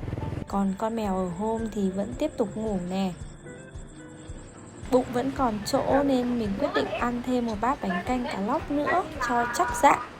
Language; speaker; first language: Vietnamese; native; Vietnamese